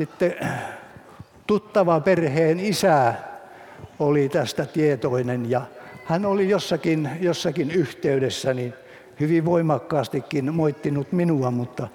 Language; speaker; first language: Finnish; native; Finnish